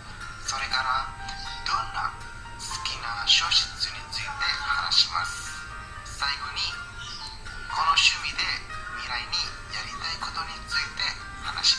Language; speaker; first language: Japanese; non-native, learner; Indonesian